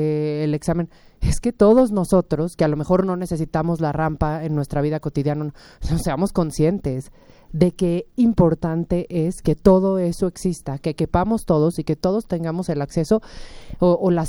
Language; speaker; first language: Spanish; native; Spanish